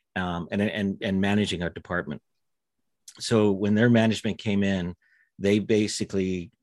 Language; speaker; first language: English; native; English